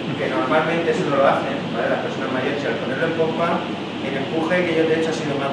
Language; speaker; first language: Spanish; native; Spanish